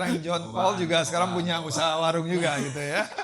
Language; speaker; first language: Indonesian; native; Indonesian